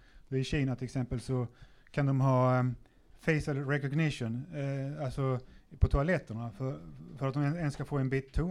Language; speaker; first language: Swedish; native; Swedish